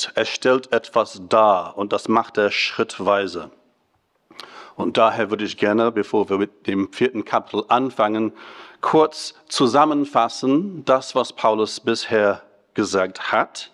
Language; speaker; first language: German; non-native, fluent; English